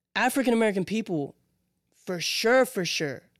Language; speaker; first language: English; native; English